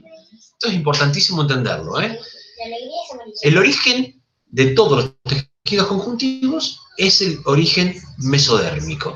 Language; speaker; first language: Spanish; native; Spanish